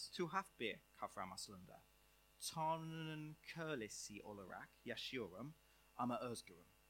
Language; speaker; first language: Turkish; non-native, fluent; English